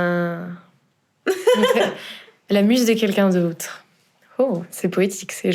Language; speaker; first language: French; native; French